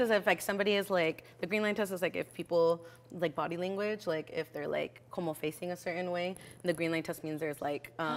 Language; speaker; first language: English; early bilingual, other home language; Spanish